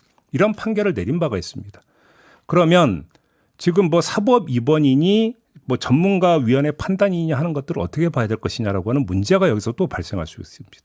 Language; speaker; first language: Korean; native; Korean